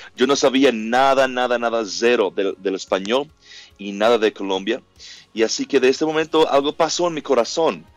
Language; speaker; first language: Spanish; non-native, learner; English